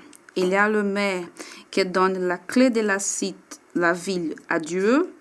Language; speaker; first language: French; non-native, learner; Portuguese